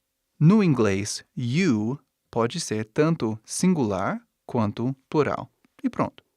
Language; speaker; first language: Portuguese; non-native, fluent; English